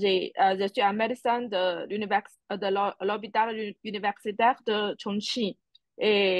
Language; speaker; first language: French; non-native, fluent; Chinese